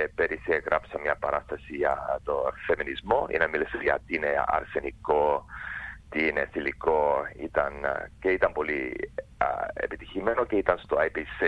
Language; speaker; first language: Greek; early bilingual, other home language; English